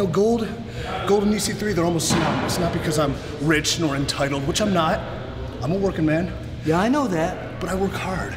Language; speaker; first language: English; native; English